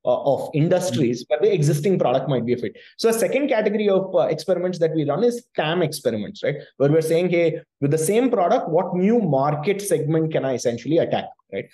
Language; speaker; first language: English; non-native, local second language; Tamil